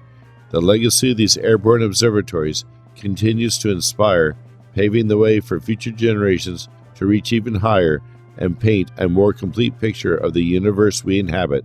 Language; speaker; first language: English; native; English